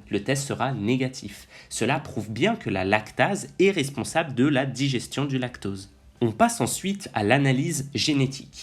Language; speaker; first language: French; native; French